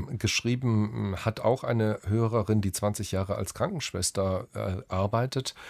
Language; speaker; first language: German; native; German